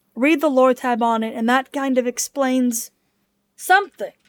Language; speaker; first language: English; native; English